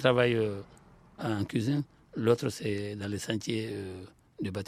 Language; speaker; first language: French; non-native, local second language; Soninke